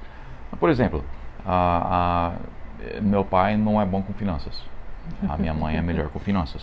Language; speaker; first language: Portuguese; non-native, fluent; English